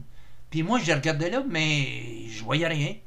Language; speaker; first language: French; native; French